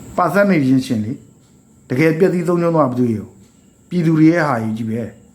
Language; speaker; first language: Burmese; native; Burmese